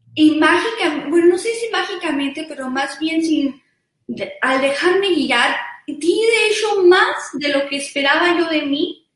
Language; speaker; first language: Spanish; early bilingual, heritage; Spanish